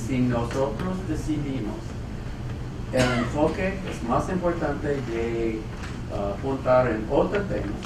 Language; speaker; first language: Spanish; non-native, fluent; English